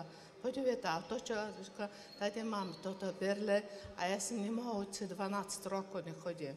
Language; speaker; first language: Czech; non-native, learner; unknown